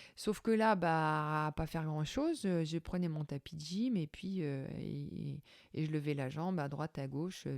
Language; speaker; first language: French; native; French